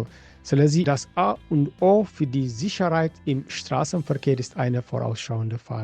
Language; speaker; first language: German; non-native, fluent; Amharic